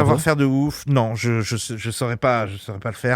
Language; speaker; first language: French; native; French